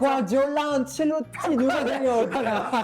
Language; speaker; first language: Korean; native; Korean